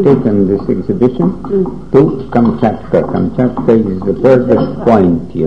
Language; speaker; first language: English; non-native, fluent; Russian